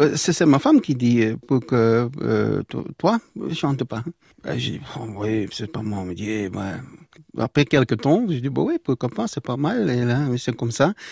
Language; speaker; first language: French; non-native, local second language; Dutch